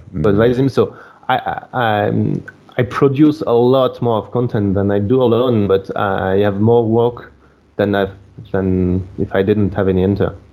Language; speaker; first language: English; non-native, fluent; French